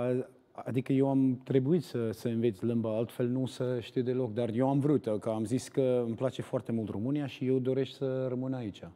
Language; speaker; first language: Romanian; non-native, learner; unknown